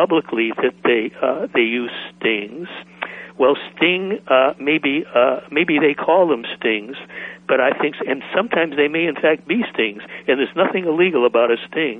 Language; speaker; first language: English; native; English